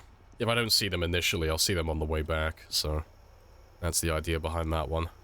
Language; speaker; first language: English; native; English